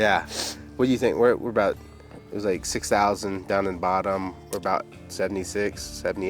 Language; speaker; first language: English; native; English